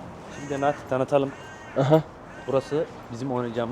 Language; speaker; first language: Turkish; early bilingual, other home language; Somali